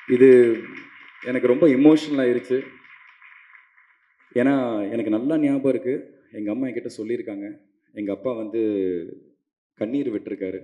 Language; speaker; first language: Tamil; native; Tamil